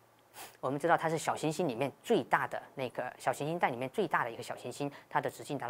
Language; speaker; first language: Chinese; native; Chinese